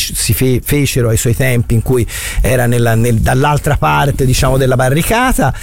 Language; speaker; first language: Italian; native; Italian